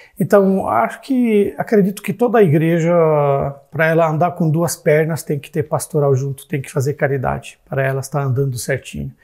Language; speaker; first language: Portuguese; non-native, fluent; Arabic